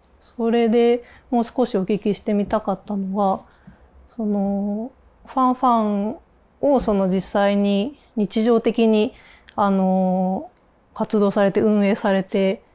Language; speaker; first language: Japanese; native; Japanese